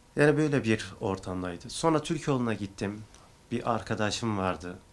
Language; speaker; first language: Turkish; native; Turkish